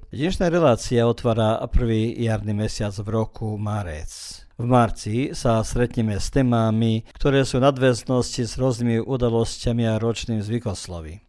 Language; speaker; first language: Slovak; early bilingual, heritage; Slovak